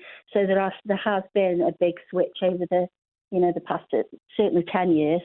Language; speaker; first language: English; native; English